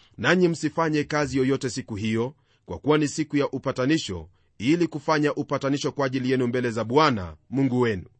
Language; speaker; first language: Swahili; non-native, local second language; Luyia